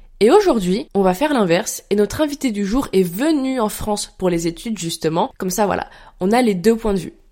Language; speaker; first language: French; native; French